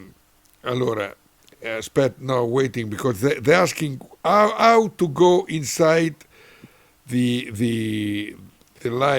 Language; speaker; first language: English; non-native, learner; Italian